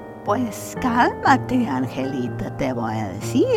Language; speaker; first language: Spanish; non-native, learner; English